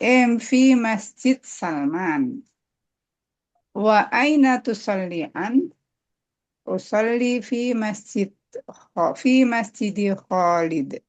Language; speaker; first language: Arabic; non-native, learner; Indonesian